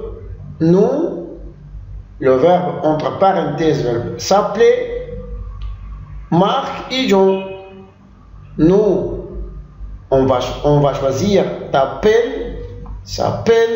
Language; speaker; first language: French; non-native, fluent; Arabic